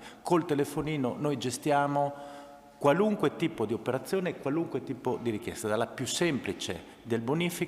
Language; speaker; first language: Italian; native; Italian